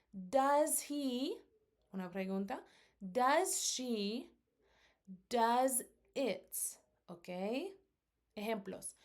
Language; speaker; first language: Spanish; non-native, fluent; English